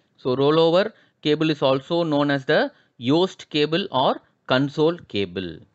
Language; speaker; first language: English; non-native, local second language; Tamil